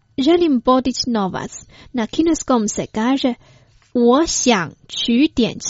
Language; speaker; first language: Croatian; non-native, fluent; Chinese